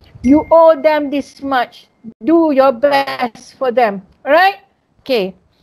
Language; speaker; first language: English; non-native, local second language; Malay